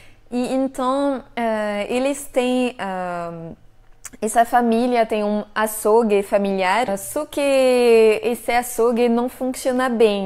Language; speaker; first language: Portuguese; non-native, fluent; French